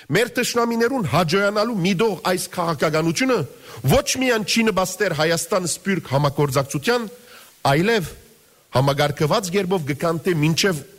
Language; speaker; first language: Armenian; early bilingual, heritage; Armenian